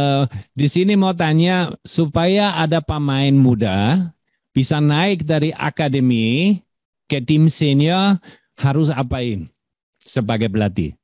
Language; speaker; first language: Indonesian; non-native, fluent; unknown